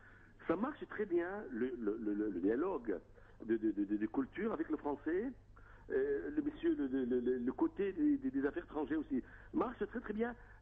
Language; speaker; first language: French; non-native, fluent; Arabic